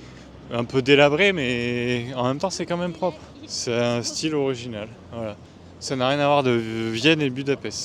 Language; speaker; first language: French; native; French